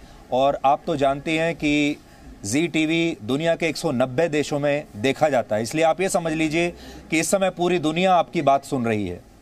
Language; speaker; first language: Hindi; native; Hindi